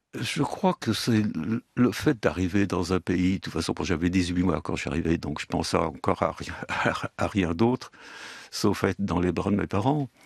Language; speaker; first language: French; early bilingual, other home language; Yiddish